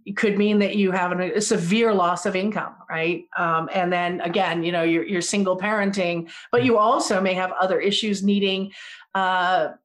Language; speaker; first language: English; native; English